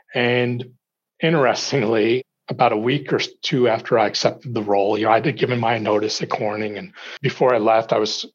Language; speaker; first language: English; native; English